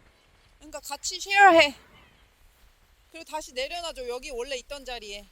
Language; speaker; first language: Korean; native; Korean